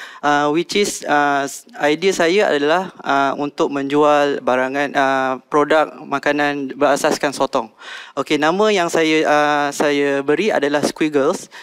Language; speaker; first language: Malay; native; Malay